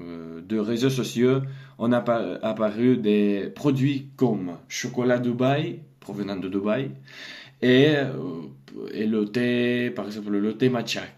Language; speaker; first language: French; non-native, learner; Russian